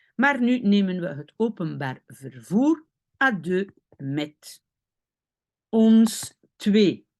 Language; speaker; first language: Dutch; non-native, fluent; French